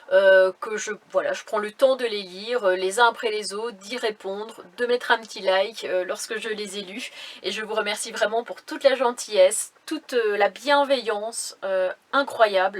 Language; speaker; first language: French; native; French